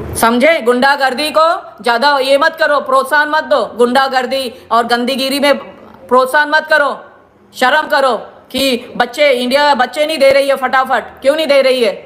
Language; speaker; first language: Hindi; non-native, local second language; Gujarati